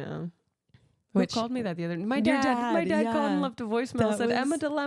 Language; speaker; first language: English; native; English